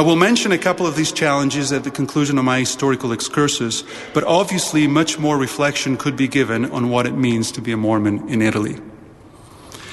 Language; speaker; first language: English; non-native, fluent; Italian